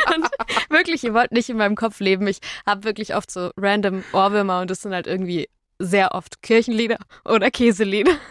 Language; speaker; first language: German; native; German